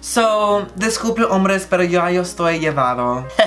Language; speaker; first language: Spanish; early bilingual, heritage; Spanish